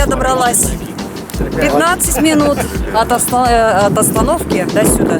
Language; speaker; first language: Russian; native; Russian